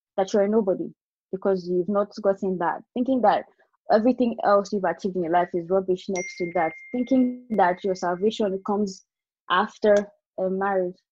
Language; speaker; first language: English; non-native, local second language; Yoruba